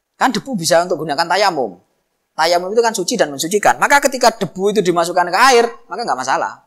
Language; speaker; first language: Indonesian; non-native, local second language; Javanese